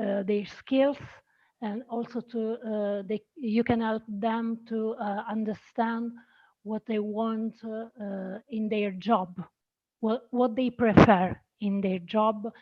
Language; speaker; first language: English; non-native, learner; Italian